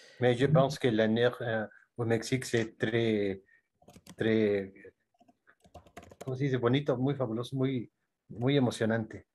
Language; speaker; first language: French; non-native, learner; Spanish